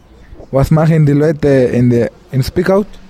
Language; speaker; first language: German; non-native, learner; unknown